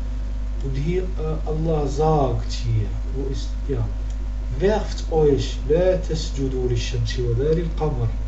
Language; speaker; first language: German; non-native, learner; Arabic